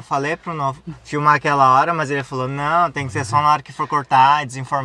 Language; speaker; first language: Portuguese; native; Portuguese